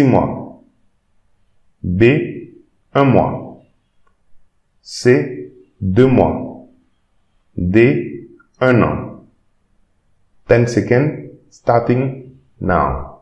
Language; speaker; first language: French; non-native, fluent; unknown